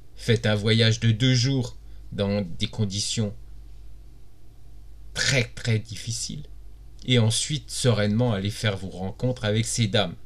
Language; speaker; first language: French; native; French